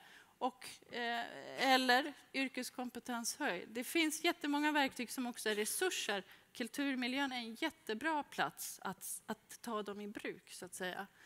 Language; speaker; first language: Swedish; native; Swedish